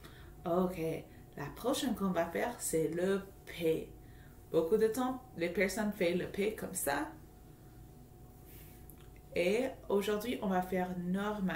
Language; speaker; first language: French; non-native, fluent; English